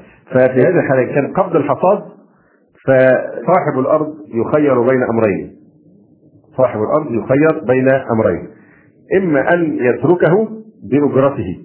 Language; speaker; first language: Arabic; native; Arabic